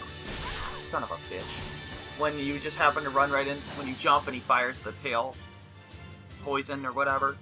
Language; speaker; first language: English; native; English